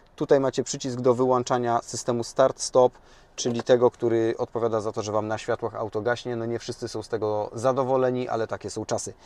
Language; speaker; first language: Polish; native; Polish